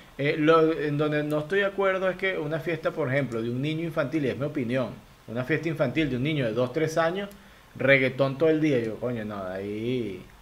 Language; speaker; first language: Spanish; native; Spanish